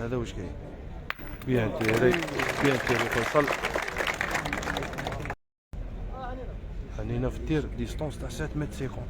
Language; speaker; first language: Arabic; native; Arabic